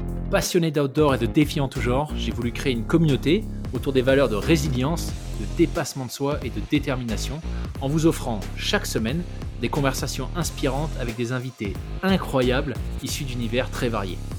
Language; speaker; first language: French; native; French